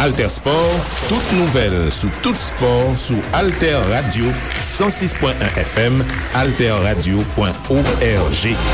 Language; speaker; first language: French; non-native, local second language; Haitian Creole